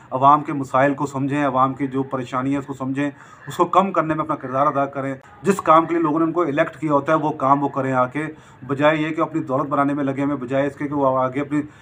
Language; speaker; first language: Urdu; non-native, local second language; Punjabi